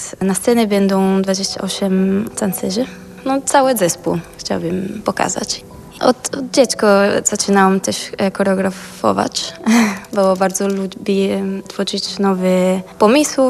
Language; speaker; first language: Polish; non-native, fluent; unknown